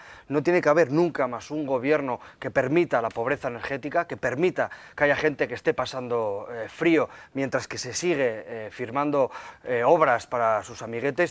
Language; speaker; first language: Spanish; native; Spanish